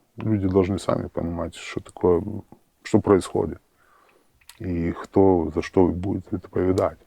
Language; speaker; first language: Ukrainian; native; Ukrainian